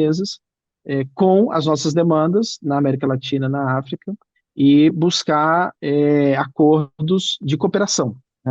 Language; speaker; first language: Portuguese; native; Portuguese